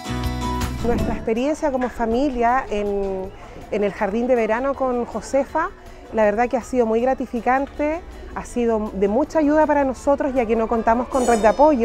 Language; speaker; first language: Spanish; native; Spanish